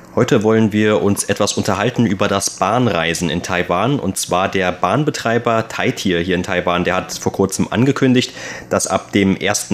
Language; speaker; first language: German; native; German